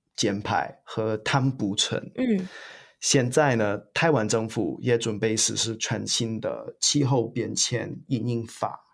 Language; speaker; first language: Chinese; non-native, fluent; English